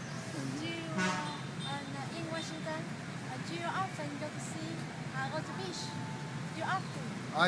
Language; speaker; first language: English; non-native, learner; Vietnamese